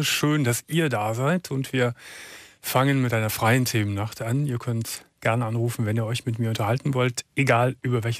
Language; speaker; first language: German; native; German